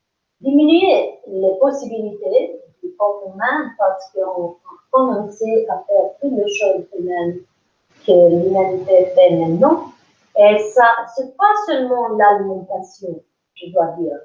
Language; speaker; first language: French; non-native, learner; English